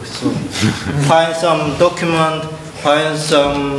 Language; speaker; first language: English; non-native, learner; Korean